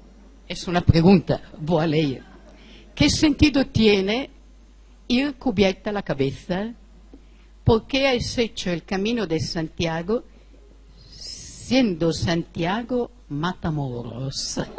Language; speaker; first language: Spanish; non-native, fluent; Italian